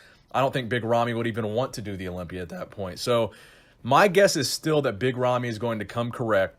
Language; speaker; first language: English; native; English